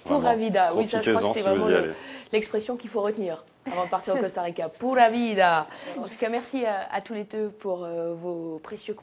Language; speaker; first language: French; native; French